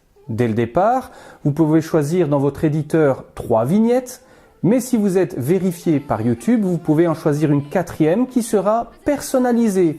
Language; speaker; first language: French; native; French